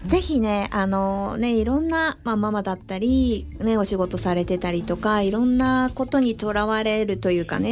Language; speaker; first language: Japanese; native; Japanese